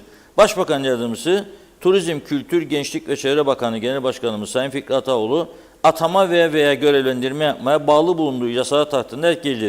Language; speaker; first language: Turkish; native; Turkish